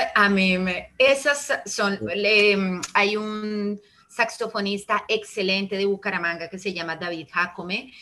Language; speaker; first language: Spanish; early bilingual, heritage; Italian